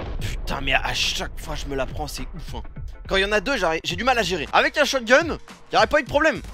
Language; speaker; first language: French; native; French